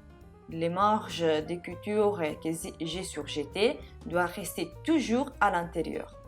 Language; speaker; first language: French; non-native, fluent; Italian